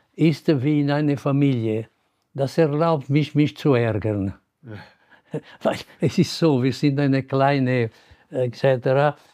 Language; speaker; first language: German; non-native, local second language; Italian